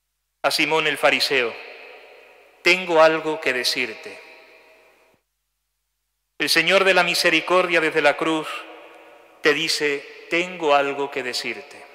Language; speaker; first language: Spanish; native; Spanish